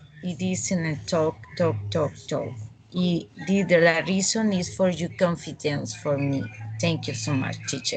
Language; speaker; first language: English; non-native, learner; Spanish